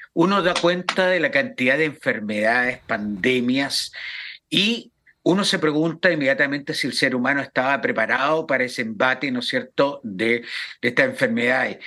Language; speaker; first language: Spanish; native; Spanish